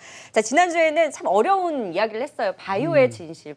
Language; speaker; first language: Korean; native; Korean